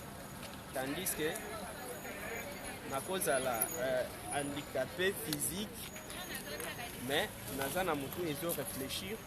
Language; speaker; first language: French; non-native, learner; Lingala